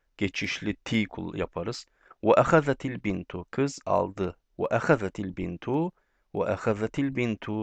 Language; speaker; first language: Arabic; non-native, fluent; Turkish